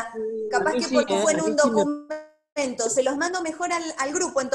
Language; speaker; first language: Spanish; native; Spanish